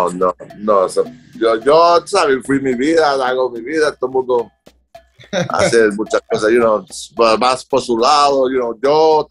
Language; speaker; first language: Spanish; early bilingual, other home language; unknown